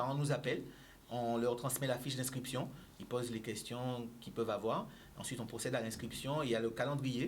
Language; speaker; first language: French; native; French